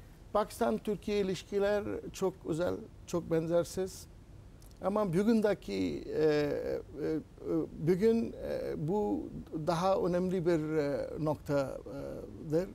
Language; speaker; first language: Turkish; non-native, learner; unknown